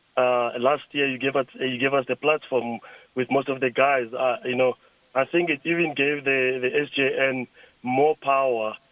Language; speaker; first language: English; non-native, local second language; Tsonga